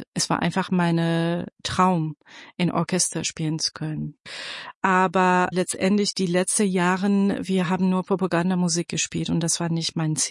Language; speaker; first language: German; non-native, fluent; Persian